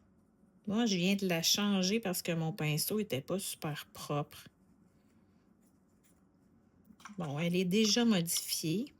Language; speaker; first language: French; native; French